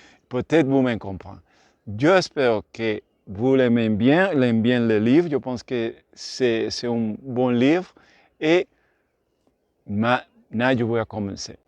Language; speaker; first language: French; non-native, learner; Spanish